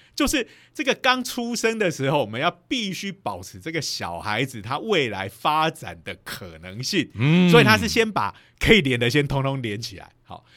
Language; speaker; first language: Chinese; non-native, local second language; Min Nan Chinese